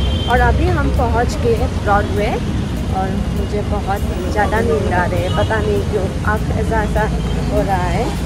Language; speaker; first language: Hindi; non-native, local second language; Assamese